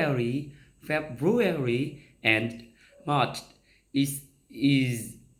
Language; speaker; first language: English; non-native, learner; Vietnamese